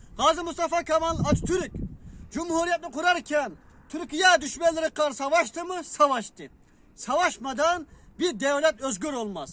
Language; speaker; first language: Turkish; non-native, learner; Uyghur